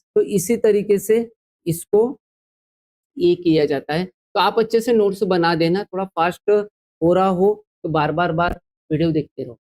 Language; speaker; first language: Hindi; non-native, local second language; Marathi